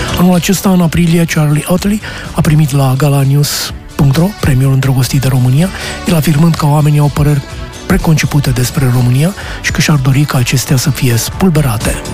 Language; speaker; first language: Romanian; native; Romanian